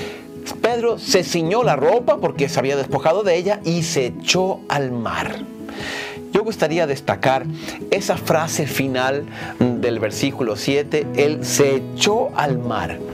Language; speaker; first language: Spanish; non-native, fluent; Portuguese